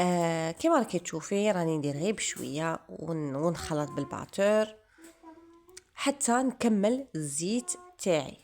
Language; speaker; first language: Arabic; native; Arabic